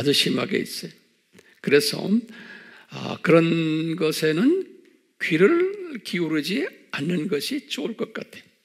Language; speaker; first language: Korean; native; Korean